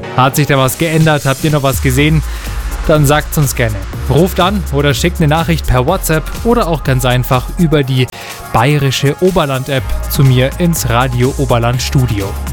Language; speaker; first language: German; native; German